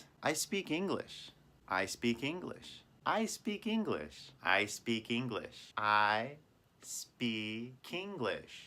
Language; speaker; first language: English; non-native, fluent; Japanese